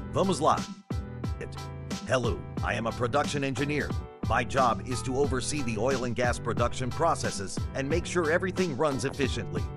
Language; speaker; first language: English; non-native, fluent; Portuguese